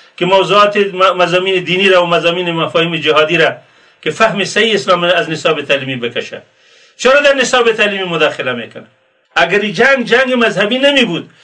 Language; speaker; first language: Persian; native; Persian